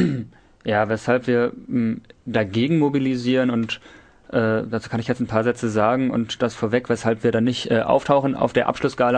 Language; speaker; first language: German; native; German